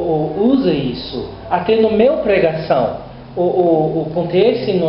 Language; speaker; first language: Portuguese; non-native, learner; English